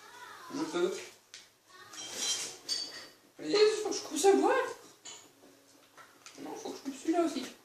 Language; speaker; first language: French; native; French